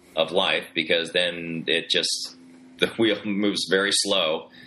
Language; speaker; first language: English; native; English